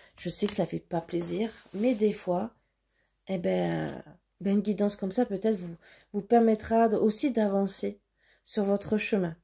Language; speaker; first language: French; native; French